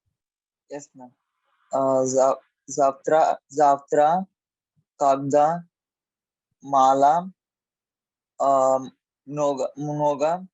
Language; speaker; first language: Russian; non-native, learner; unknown